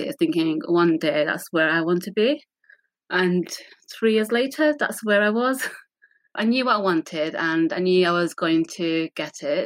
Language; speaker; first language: English; native; English